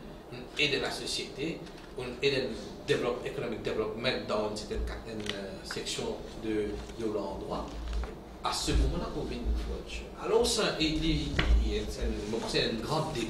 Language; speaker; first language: French; non-native, local second language; Morisyen